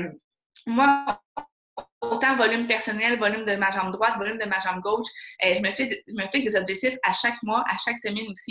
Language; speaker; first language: French; native; French